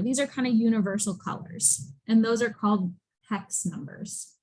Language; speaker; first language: English; native; English